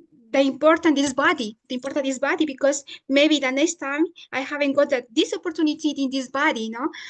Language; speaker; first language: English; non-native, learner; Spanish